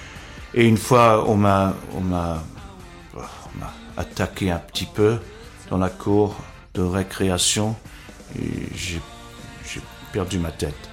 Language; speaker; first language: French; early bilingual, heritage; English